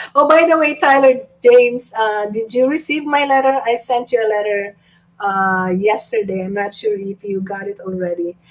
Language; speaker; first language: English; non-native, local second language; Filipino